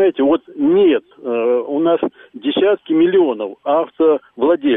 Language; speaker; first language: Russian; native; Russian